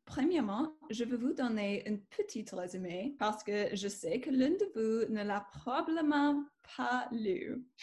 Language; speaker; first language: French; non-native, learner; English